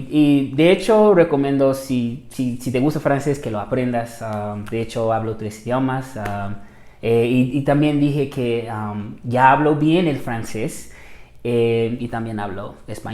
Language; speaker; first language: Spanish; non-native, fluent; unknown